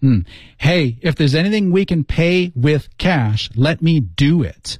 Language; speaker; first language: English; native; English